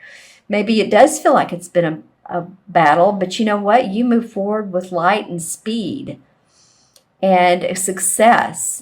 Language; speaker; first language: English; native; English